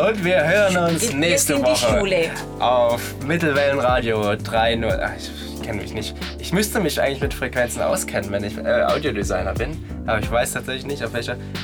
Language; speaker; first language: German; native; German